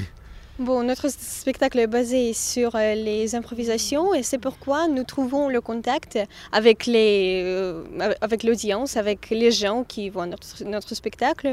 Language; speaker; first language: French; non-native, fluent; Russian